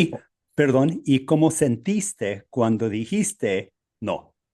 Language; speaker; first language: Spanish; non-native, fluent; English